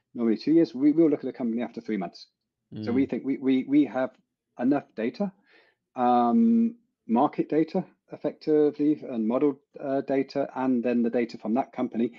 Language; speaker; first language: English; native; English